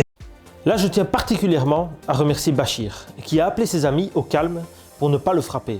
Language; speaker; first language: French; native; French